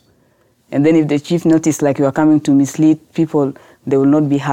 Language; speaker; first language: English; non-native, fluent; Arabic